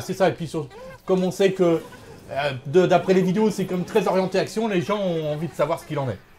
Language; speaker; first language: French; native; French